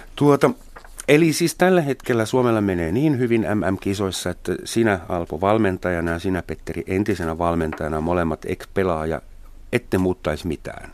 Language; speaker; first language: Finnish; non-native, fluent; German